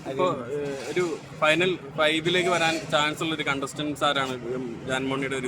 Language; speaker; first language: Malayalam; native; Malayalam